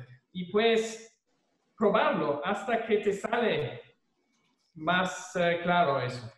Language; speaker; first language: Spanish; non-native, fluent; German